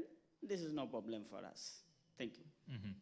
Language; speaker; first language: English; non-native, local second language; Bangla